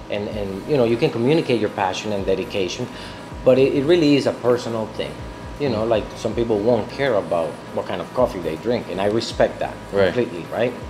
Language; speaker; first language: English; non-native, fluent; Spanish